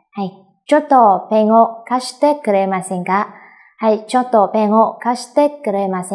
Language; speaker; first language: Japanese; non-native, fluent; Vietnamese